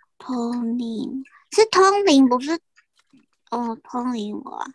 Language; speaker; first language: Chinese; native; Chinese